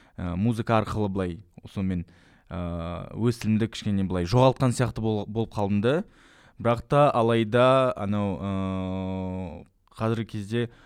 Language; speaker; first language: Kazakh; non-native, local second language; Russian